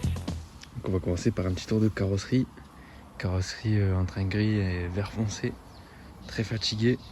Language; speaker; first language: French; native; French